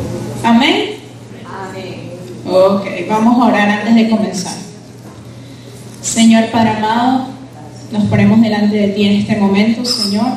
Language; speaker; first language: Spanish; native; Spanish